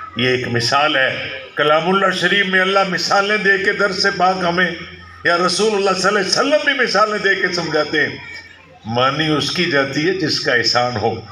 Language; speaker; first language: Urdu; non-native, local second language; Punjabi